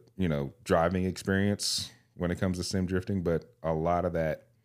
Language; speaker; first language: English; native; English